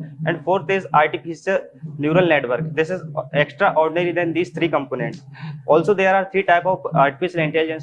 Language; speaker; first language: English; non-native, learner; Hindi